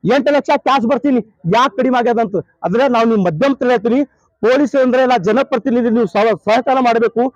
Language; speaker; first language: Kannada; non-native, local second language; Lambadi